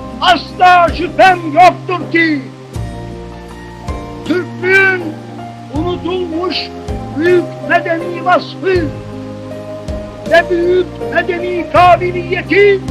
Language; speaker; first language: Turkish; native; Turkish